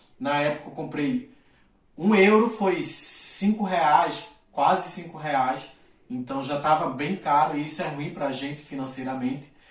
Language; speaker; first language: Portuguese; native; Portuguese